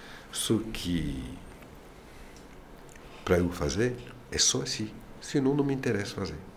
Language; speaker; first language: Portuguese; non-native, fluent; French